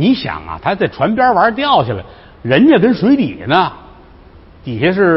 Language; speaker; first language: Chinese; native; Chinese